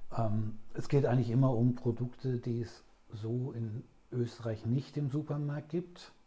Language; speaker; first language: German; native; German